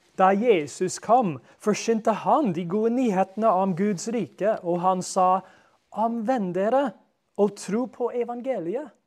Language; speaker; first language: Norwegian; non-native, fluent; English